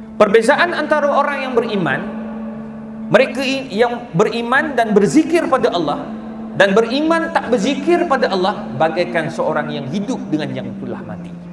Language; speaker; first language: Malay; native; Malay